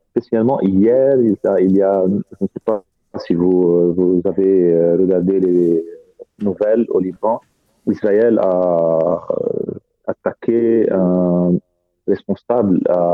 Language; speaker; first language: French; non-native, fluent; Arabic